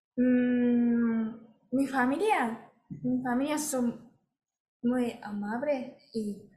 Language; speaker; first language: Spanish; non-native, fluent; Japanese